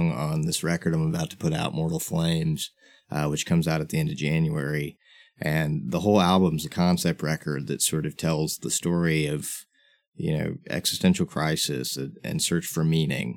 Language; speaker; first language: English; native; English